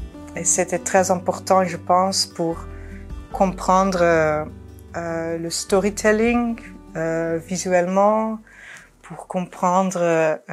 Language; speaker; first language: French; non-native, fluent; Dutch